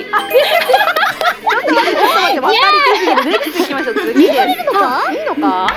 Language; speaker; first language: Japanese; native; Japanese